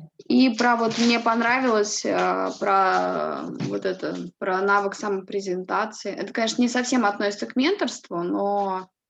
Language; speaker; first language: Russian; native; Russian